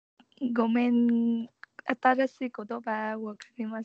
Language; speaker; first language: Japanese; non-native, learner; Vietnamese